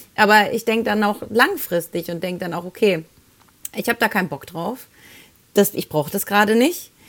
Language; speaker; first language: German; early bilingual, other home language; Spanish